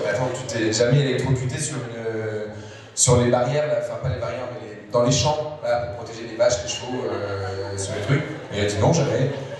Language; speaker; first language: French; native; French